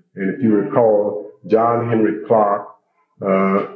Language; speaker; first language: English; native; English